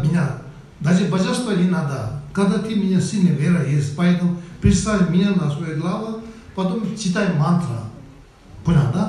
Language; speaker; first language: Russian; non-native, learner; Tibetan